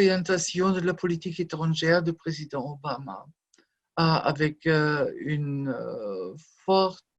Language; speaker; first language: French; non-native, fluent; German